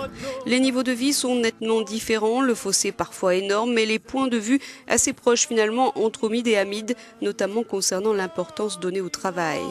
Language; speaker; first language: French; native; French